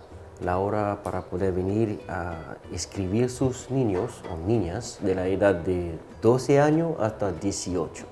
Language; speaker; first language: Spanish; non-native, fluent; French